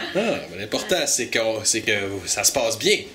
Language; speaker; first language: French; native; French